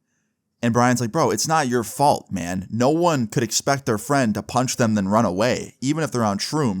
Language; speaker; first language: English; native; English